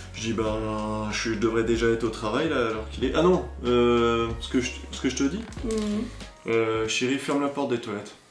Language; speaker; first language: French; native; French